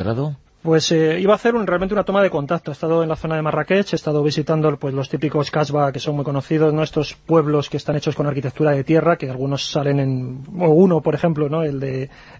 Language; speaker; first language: Spanish; native; Spanish